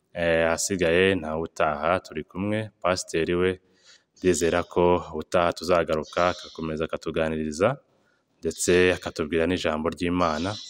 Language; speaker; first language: Kinyarwanda; native; Kinyarwanda